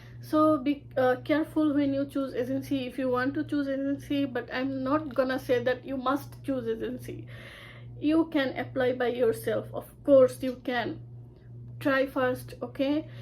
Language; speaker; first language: English; non-native, local second language; Bangla